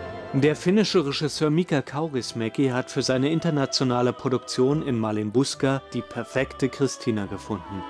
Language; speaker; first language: German; native; German